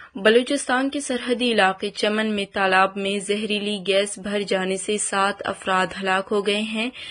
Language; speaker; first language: Urdu; non-native, local second language; Baluchi